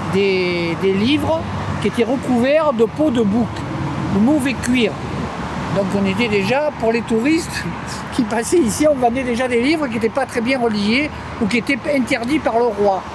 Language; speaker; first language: French; native; French